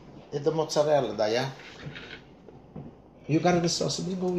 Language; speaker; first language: English; non-native, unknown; Italian